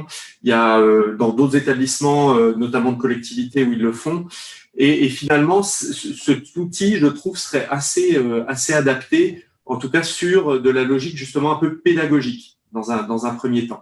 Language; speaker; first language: French; native; French